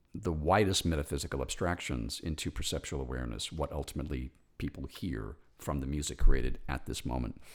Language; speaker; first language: English; native; English